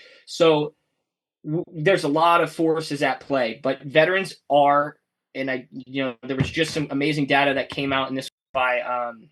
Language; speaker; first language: English; native; English